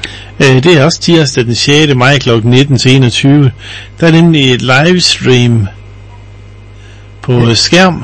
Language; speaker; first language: Danish; native; Danish